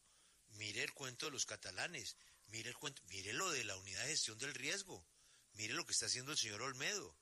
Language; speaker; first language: Spanish; native; Spanish